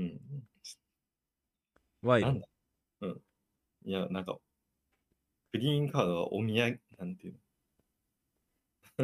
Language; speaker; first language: Japanese; native; Japanese